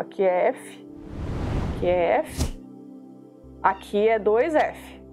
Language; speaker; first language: Portuguese; native; Portuguese